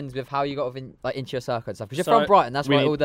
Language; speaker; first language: English; native; English